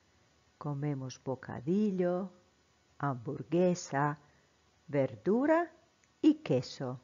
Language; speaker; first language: Spanish; non-native, fluent; Croatian